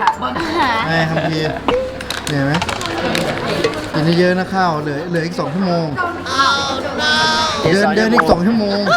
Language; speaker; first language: Thai; native; Thai